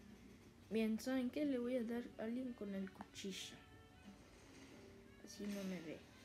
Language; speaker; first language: Spanish; early bilingual, other home language; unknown